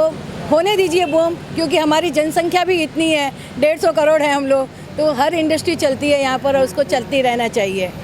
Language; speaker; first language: Hindi; native; Hindi